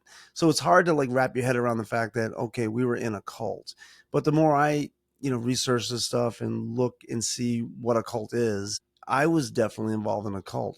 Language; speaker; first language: English; native; English